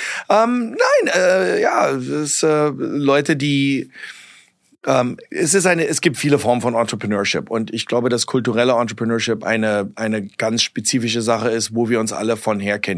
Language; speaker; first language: German; early bilingual, heritage; German